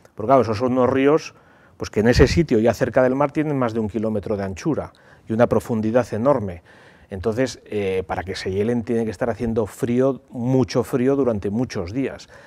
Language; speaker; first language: Spanish; native; Spanish